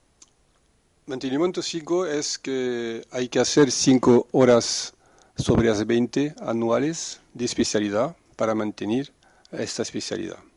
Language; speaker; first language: Spanish; non-native, fluent; French